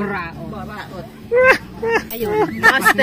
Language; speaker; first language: Filipino; native; Filipino